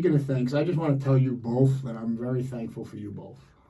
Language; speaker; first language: English; native; English